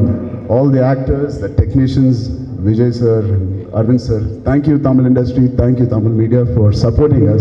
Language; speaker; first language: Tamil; non-native, learner; Telugu